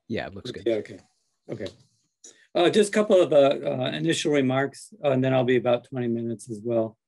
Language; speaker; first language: English; native; English